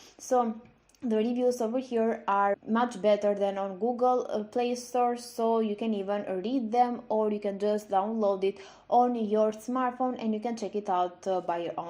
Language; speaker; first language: English; non-native, fluent; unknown